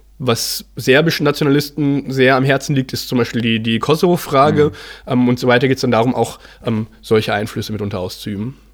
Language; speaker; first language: German; native; German